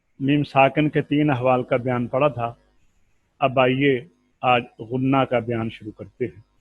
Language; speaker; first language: Urdu; non-native, local second language; Punjabi